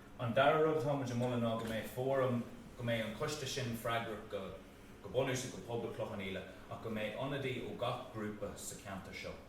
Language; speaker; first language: Irish; native; Irish